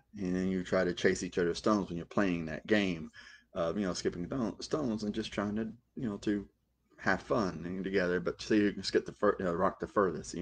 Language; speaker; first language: English; native; English